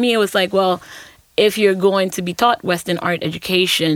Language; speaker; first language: English; non-native, local second language; Akan